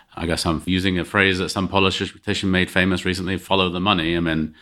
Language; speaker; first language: English; native; English